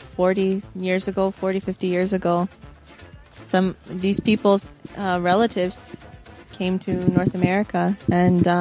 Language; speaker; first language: English; native; English